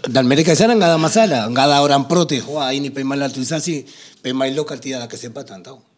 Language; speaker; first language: Indonesian; non-native, fluent; Spanish